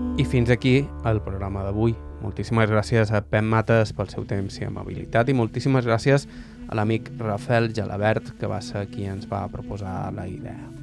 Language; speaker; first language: Catalan; native; Catalan